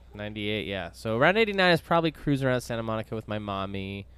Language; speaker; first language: English; native; English